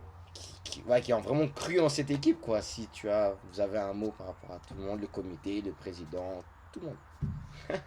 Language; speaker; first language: French; native; French